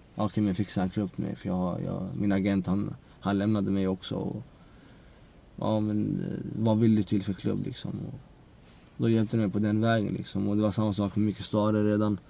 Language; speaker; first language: Swedish; early bilingual, other home language; Central Kurdish